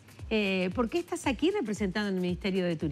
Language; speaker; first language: Spanish; native; Spanish